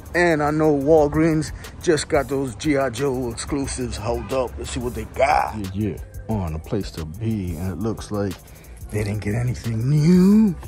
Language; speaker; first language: English; native; English